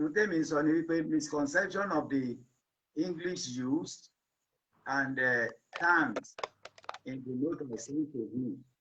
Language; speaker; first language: English; non-native, local second language; Yoruba